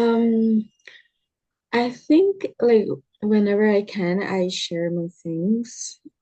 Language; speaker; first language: English; early bilingual, other home language; Spanish